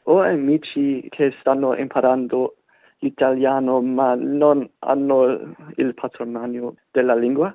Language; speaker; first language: Italian; non-native, fluent; English